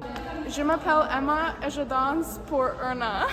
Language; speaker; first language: French; non-native, learner; English